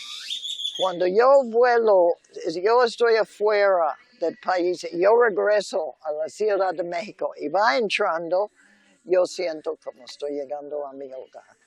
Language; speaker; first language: Spanish; early bilingual, other home language; English